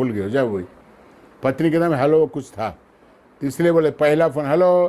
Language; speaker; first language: Hindi; non-native, local second language; Bangla